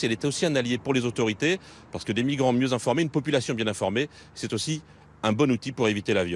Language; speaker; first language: French; native; French